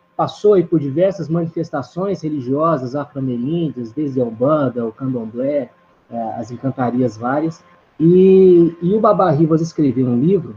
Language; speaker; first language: Portuguese; native; Portuguese